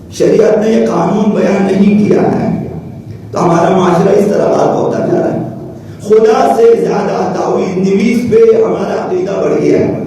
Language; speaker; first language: Urdu; non-native, local second language; Balti